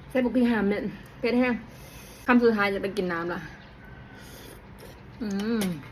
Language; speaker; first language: Thai; native; Thai